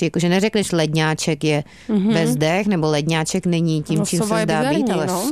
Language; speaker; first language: Czech; native; Czech